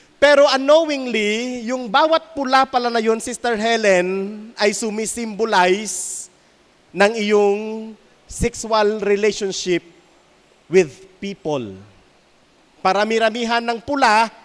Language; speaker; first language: Filipino; native; Filipino